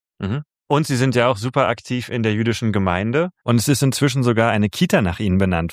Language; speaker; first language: German; native; German